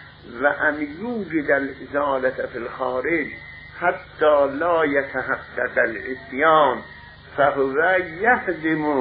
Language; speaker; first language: Arabic; non-native, fluent; Persian